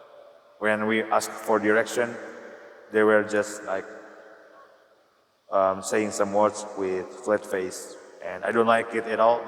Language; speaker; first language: English; non-native, learner; Indonesian